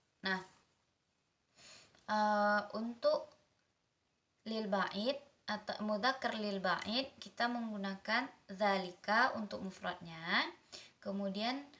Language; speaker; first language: Indonesian; native; Indonesian